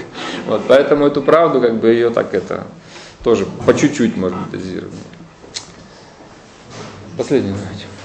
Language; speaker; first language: Russian; native; Russian